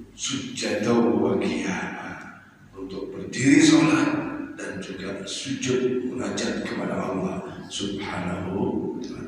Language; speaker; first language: Indonesian; native; Indonesian